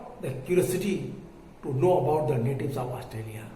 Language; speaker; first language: English; non-native, local second language; Hindi